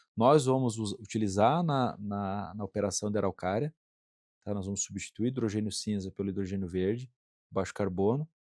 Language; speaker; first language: Portuguese; native; Portuguese